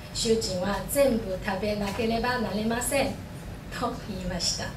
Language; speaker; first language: Japanese; non-native, learner; Chinese